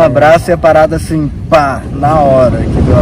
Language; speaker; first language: Portuguese; native; Portuguese